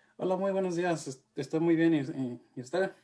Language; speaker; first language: Spanish; early bilingual, heritage; Spanish